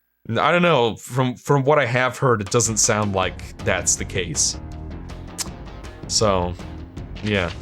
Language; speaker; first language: English; native; English